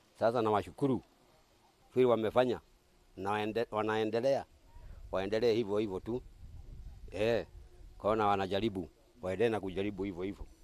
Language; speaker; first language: Swahili; non-native, local second language; Kikuyu